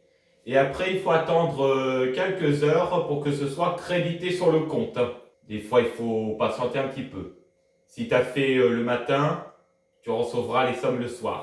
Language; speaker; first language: French; native; French